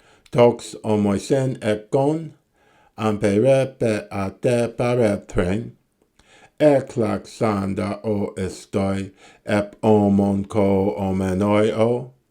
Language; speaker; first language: Greek; non-native, fluent; English